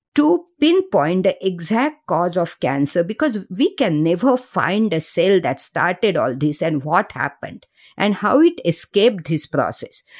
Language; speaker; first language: English; non-native, local second language; Marathi